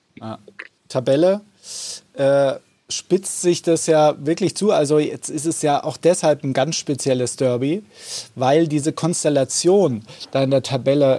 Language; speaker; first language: German; native; German